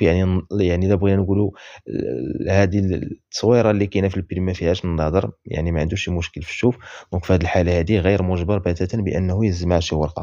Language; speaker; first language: Arabic; native; Arabic